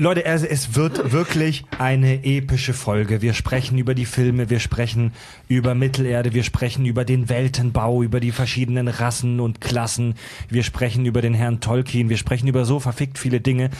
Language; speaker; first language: German; native; German